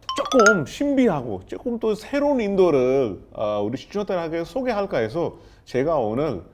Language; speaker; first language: Korean; non-native, fluent; Hindi